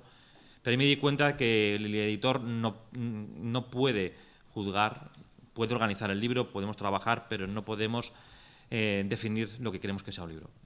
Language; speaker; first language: Spanish; native; Spanish